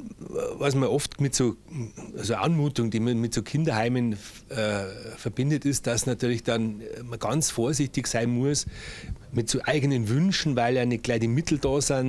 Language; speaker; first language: German; native; German